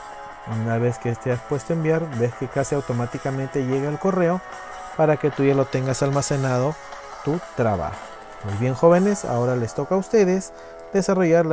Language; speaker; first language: Spanish; native; Spanish